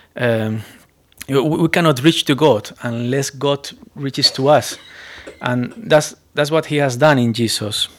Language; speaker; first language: English; non-native, fluent; Spanish